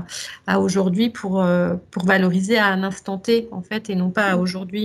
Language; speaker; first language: French; native; French